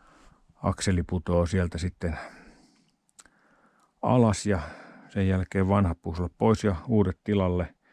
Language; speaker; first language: Finnish; native; Finnish